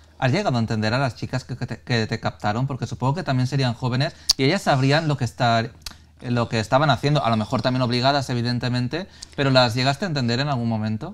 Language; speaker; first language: Spanish; native; Spanish